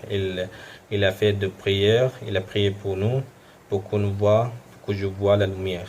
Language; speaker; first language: French; non-native, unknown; Arabic